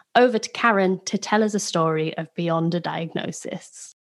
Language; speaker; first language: English; native; English